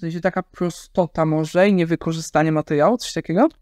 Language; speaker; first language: Polish; native; Polish